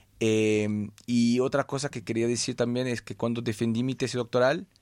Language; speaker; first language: Spanish; non-native, fluent; French